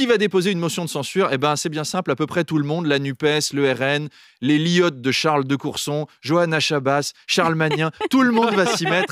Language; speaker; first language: French; native; French